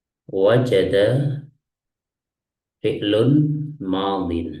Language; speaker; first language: Arabic; non-native, fluent; Indonesian